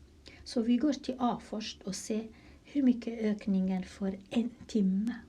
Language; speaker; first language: Swedish; non-native, fluent; Kurdish